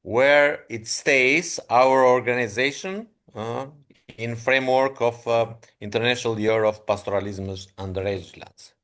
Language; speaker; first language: English; non-native, fluent; Albanian